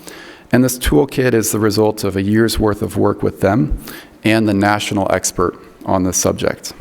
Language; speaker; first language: English; native; English